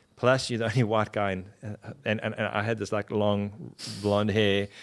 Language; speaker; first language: English; native; English